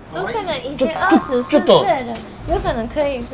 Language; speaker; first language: Chinese; non-native, fluent; Japanese